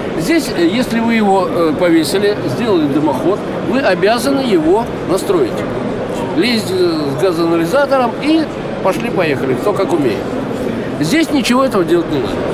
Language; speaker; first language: Russian; native; Russian